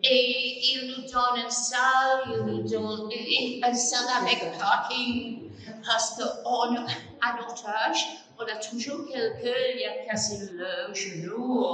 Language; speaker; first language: French; non-native, fluent; English